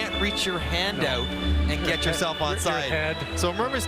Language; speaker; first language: English; native; English